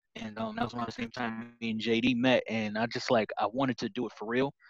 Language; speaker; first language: English; native; English